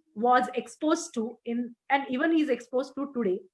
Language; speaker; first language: English; non-native, local second language; Marathi